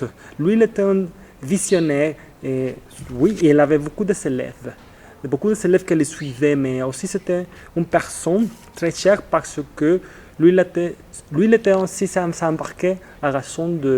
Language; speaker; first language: French; non-native, fluent; Spanish